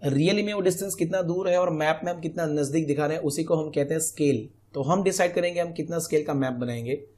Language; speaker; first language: Hindi; non-native, local second language; Gujarati